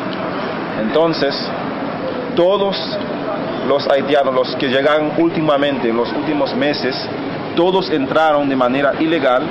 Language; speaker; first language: Spanish; non-native, fluent; Haitian Creole